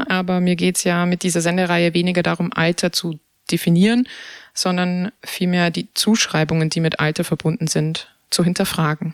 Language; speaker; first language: German; native; German